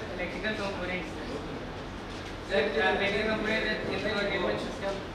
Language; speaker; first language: English; non-native, local second language; Hindi